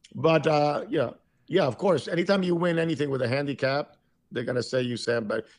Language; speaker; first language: English; early bilingual, other home language; Spanish